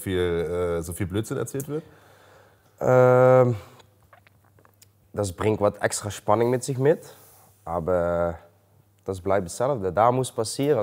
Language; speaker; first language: German; non-native, learner; Dutch